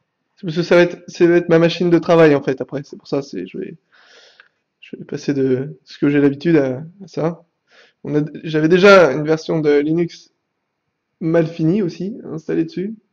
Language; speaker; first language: French; native; French